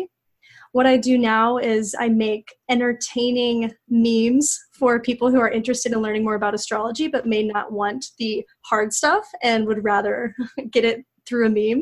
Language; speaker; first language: English; native; English